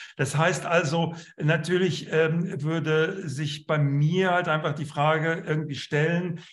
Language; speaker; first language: German; native; German